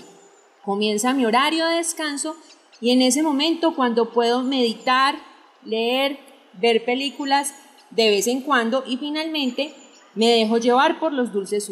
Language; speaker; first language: Spanish; native; Spanish